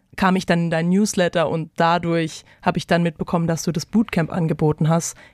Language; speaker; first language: German; native; German